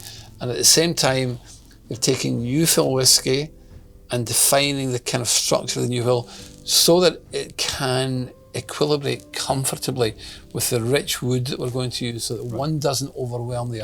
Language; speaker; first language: English; native; English